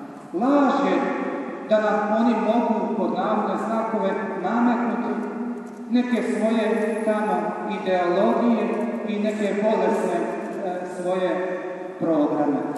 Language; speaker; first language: Serbian; native; Serbian